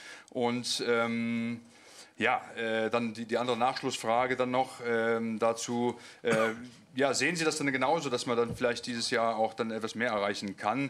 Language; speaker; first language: German; native; German